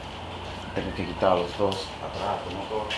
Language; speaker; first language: Spanish; non-native, learner; English